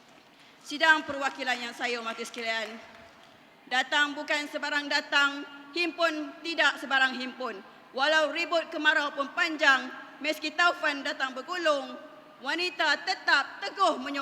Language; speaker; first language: Malay; native; Malay